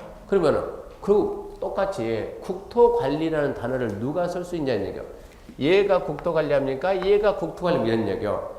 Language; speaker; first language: Korean; native; Korean